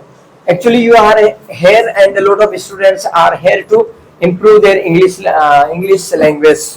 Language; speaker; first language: English; non-native, fluent; Hindi